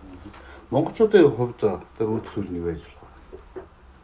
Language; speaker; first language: Mongolian; native; Mongolian